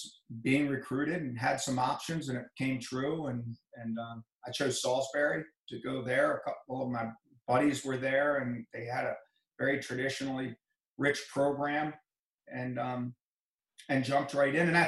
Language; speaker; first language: English; native; English